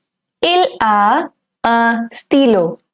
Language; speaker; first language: French; non-native, fluent; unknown